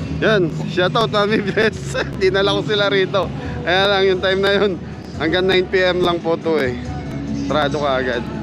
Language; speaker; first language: Filipino; non-native, local second language; Pampanga